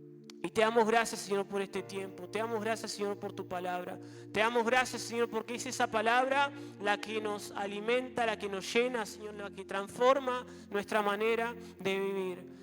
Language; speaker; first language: Spanish; native; Spanish